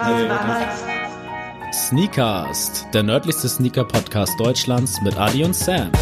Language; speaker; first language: German; native; German